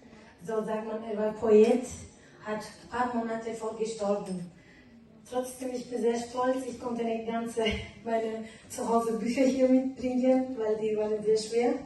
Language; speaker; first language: German; non-native, learner; Tajik